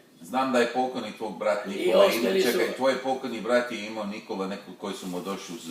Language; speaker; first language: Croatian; early bilingual, heritage; Croatian